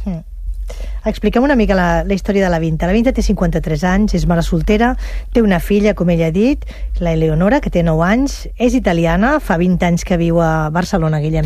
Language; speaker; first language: Catalan; native; Catalan